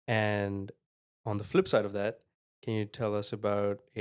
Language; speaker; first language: English; native; English